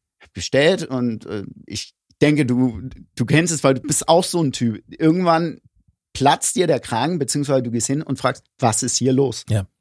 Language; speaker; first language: German; early bilingual, other home language; Greek